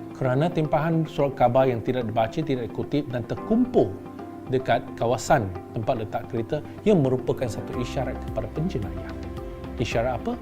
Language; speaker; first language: Malay; non-native, local second language; Chinese